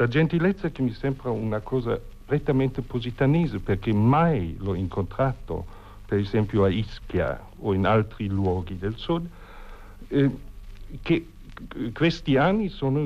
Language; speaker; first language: Italian; non-native, fluent; German